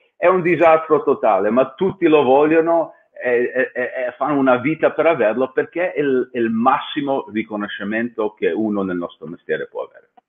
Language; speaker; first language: Italian; non-native, fluent; English